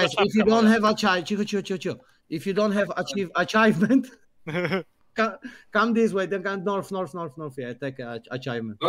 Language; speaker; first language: English; non-native, learner; Polish